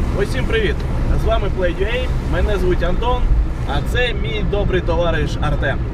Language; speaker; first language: Ukrainian; non-native, local second language; Russian